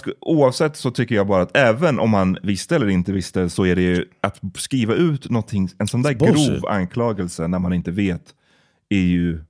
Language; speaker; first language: Swedish; native; Swedish